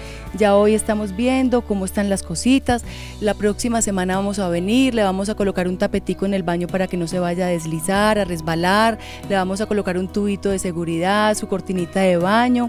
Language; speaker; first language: Spanish; native; Spanish